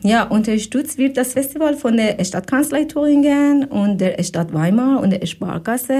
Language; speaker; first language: German; non-native, fluent; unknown